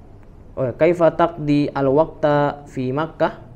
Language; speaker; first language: Arabic; non-native, fluent; Indonesian